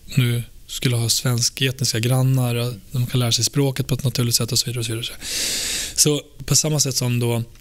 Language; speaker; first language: Swedish; early bilingual, other home language; Albanian